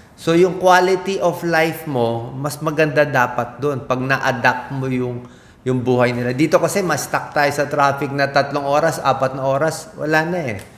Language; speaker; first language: Filipino; native; Filipino